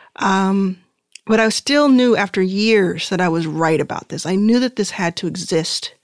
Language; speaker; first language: English; native; English